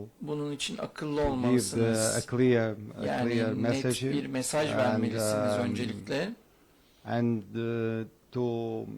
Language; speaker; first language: Turkish; non-native, learner; Portuguese